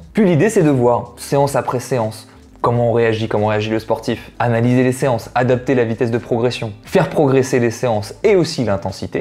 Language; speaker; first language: French; native; French